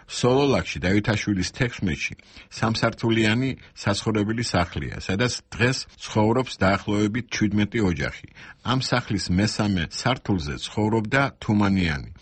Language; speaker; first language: Georgian; non-native, local second language; Armenian